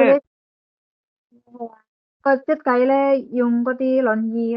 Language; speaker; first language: Cantonese; non-native, learner; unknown